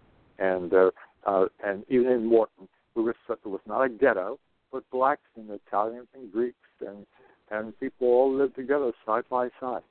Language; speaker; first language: English; native; English